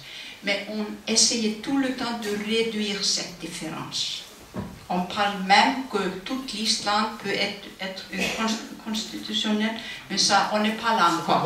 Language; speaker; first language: French; non-native, fluent; Icelandic